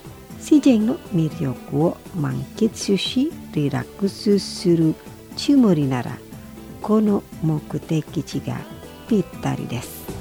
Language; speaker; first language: Japanese; non-native, fluent; Indonesian